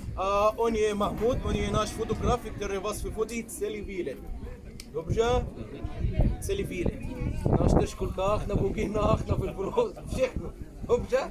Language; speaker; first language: Czech; non-native, learner; Arabic